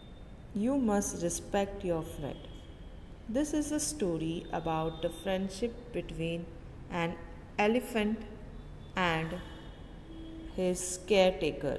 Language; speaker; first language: English; non-native, local second language; Hindi